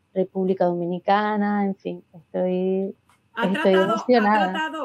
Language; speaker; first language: Spanish; native; Spanish